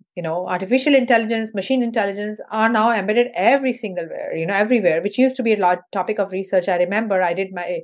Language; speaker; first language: English; non-native, local second language; Hindi